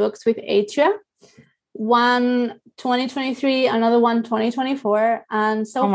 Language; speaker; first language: English; non-native, fluent; Spanish